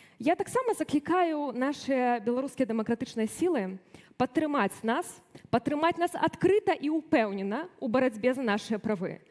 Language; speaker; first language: Belarusian; native; Belarusian